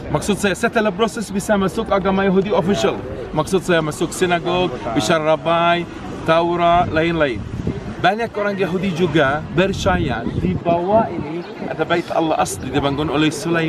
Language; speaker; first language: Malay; non-native, learner; Arabic